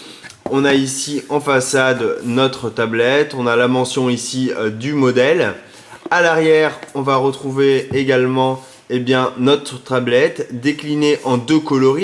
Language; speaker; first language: French; native; French